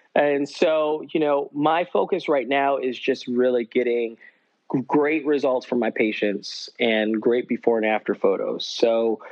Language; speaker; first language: English; native; English